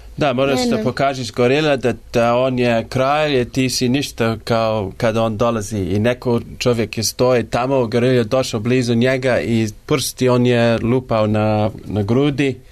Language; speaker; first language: Serbian; non-native, learner; English